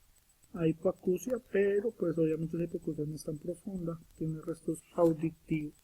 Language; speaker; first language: Spanish; native; Spanish